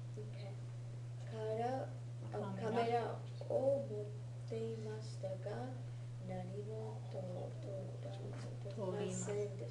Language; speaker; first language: Japanese; non-native, learner; English